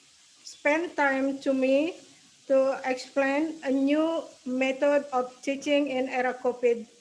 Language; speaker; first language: English; non-native, learner; Indonesian